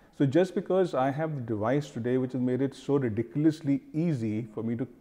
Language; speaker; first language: English; non-native, local second language; Hindi